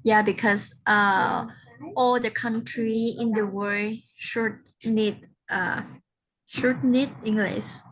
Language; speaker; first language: English; non-native, learner; Vietnamese